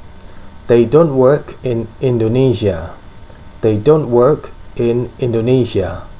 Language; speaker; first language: English; non-native, fluent; Indonesian